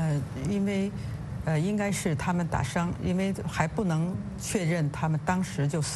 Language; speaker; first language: Chinese; native; Chinese